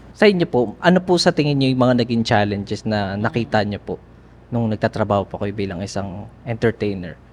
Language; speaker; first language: Filipino; native; Filipino